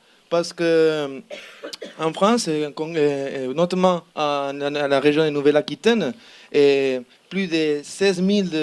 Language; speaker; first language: French; non-native, learner; Spanish